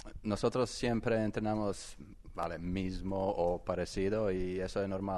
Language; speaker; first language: Spanish; non-native, learner; Croatian